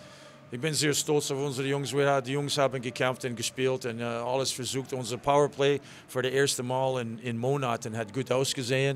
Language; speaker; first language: German; non-native, fluent; English